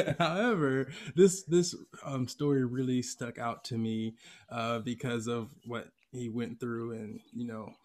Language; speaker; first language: English; native; English